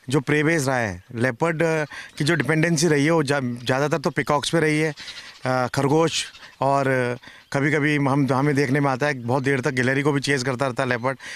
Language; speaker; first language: Hindi; native; Hindi